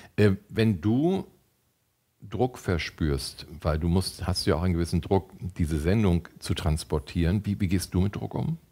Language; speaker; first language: German; native; German